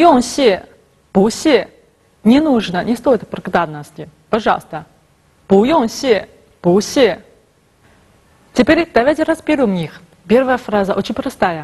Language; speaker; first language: Russian; non-native, fluent; Chinese